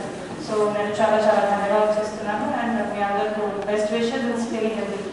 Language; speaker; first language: Telugu; non-native, local second language; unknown